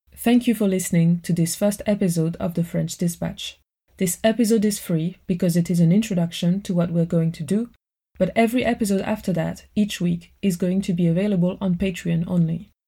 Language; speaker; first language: English; non-native, fluent; French